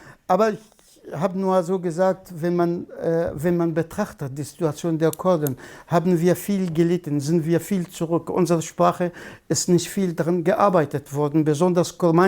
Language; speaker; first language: German; non-native, fluent; Kurdish